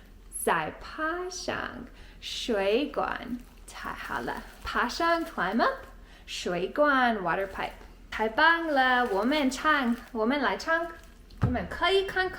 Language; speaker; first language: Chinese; non-native, learner; English